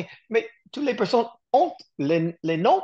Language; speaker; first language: French; non-native, learner; English